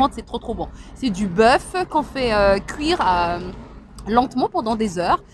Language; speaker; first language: French; non-native, local second language; Malagasy